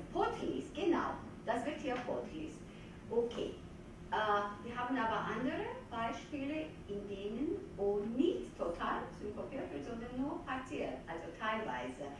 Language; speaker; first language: German; non-native, fluent; Georgian